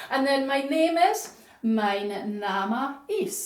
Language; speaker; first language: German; non-native, learner; English